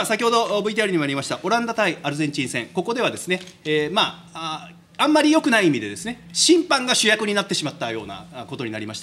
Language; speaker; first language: Japanese; native; Japanese